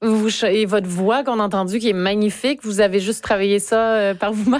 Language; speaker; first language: French; native; French